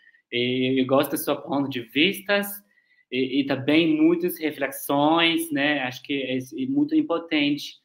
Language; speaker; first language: Portuguese; non-native, learner; Chinese